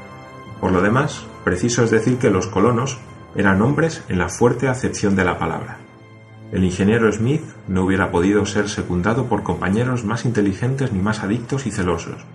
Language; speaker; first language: Spanish; native; Spanish